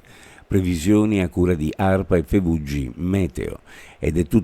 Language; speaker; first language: Italian; native; Italian